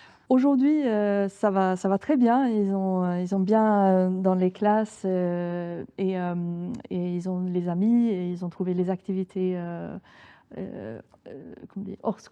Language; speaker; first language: French; non-native, fluent; Swedish